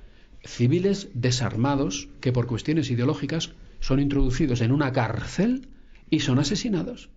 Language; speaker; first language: Spanish; native; Spanish